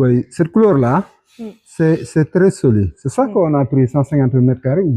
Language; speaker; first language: French; non-native, local second language; Wolof